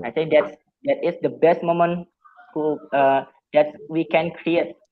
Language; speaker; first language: English; non-native, fluent; Javanese